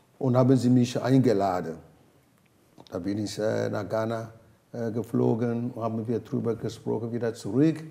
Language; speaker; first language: German; non-native, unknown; Ewe